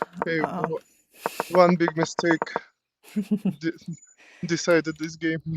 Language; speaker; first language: English; non-native, fluent; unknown